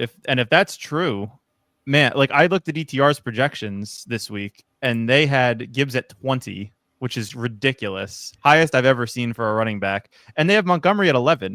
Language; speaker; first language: English; native; English